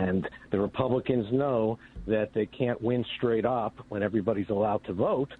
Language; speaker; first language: English; native; English